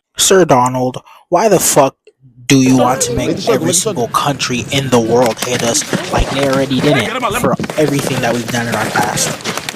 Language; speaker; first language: English; native; English